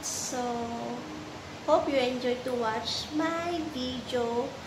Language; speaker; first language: English; non-native, local second language; Filipino